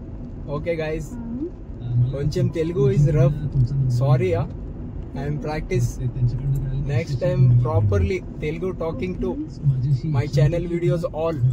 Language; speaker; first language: Telugu; non-native, local second language; Kannada